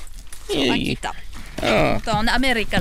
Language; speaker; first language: Finnish; non-native, learner; French